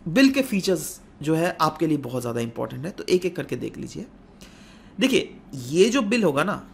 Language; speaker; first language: Hindi; non-native, local second language; Assamese